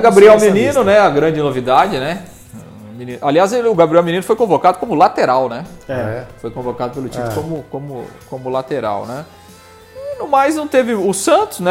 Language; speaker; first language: Portuguese; native; Portuguese